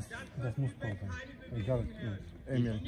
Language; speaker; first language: German; non-native, learner; Turkish